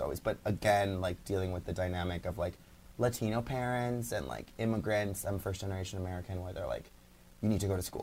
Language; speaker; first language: English; early bilingual, other home language; Spanish